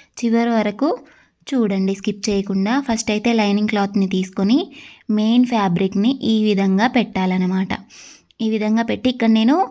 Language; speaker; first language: Telugu; native; Telugu